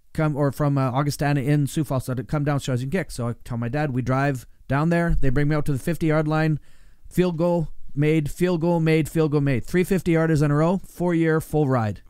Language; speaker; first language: English; native; English